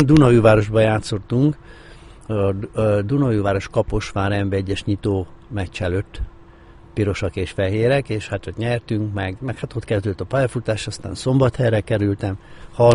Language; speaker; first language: Hungarian; native; Hungarian